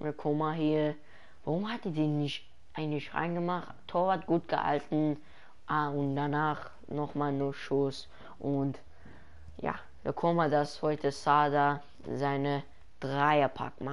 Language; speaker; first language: German; early bilingual, other home language; Persian